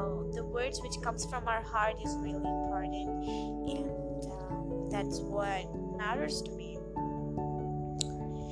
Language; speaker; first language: English; native; English